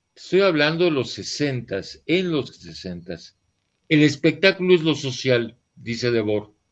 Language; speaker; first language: Spanish; native; Spanish